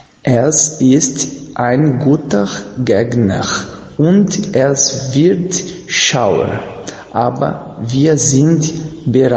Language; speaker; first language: German; non-native, learner; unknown